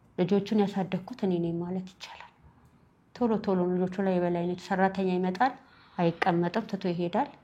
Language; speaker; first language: Amharic; native; Amharic